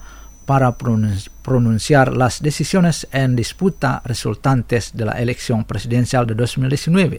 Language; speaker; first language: Spanish; non-native, fluent; Indonesian